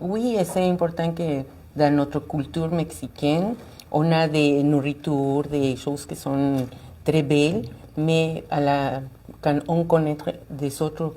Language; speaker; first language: French; non-native, fluent; Spanish